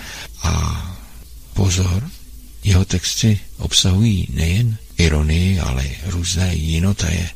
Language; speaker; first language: Czech; native; Czech